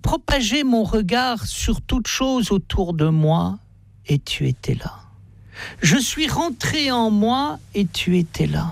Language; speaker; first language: French; native; French